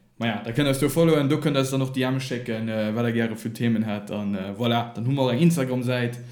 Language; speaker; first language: German; non-native, local second language; Luxembourgish